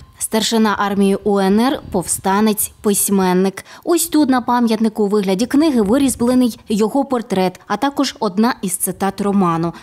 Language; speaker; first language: Ukrainian; native; Ukrainian